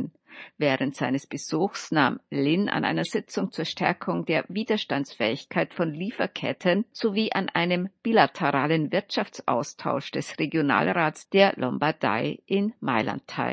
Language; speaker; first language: German; native; German